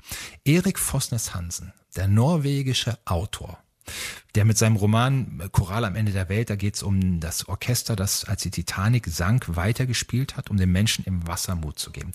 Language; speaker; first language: German; native; German